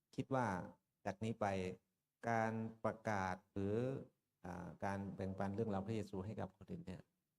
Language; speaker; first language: Thai; native; Thai